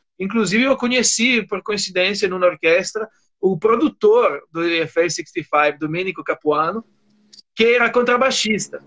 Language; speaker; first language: Portuguese; non-native, fluent; Italian